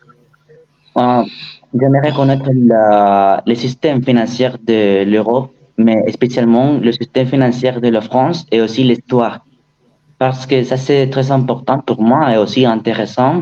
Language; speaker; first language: French; non-native, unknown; Spanish